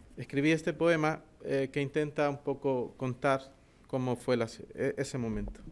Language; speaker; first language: Spanish; native; Spanish